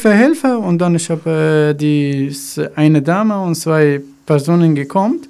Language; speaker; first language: German; non-native, learner; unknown